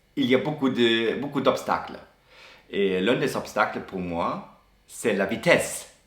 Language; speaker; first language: French; non-native, fluent; German